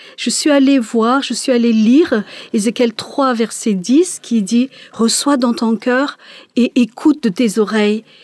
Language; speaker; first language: French; non-native, local second language; Malagasy